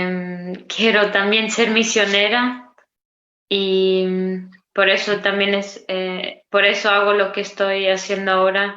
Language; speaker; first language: Spanish; non-native, learner; Romanian